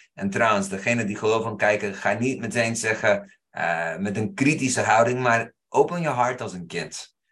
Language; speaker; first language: Dutch; non-native, fluent; English